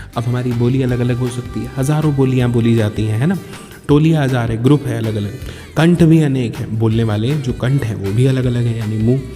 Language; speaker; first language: Hindi; native; Hindi